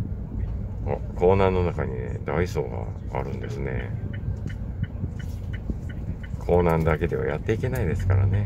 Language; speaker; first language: Japanese; native; Japanese